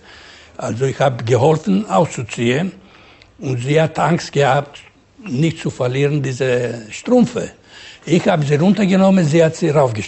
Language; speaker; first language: German; non-native, fluent; Ladino